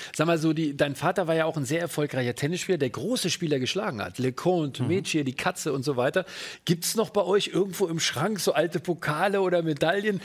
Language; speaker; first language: German; native; German